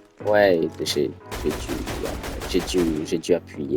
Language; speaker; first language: French; native; French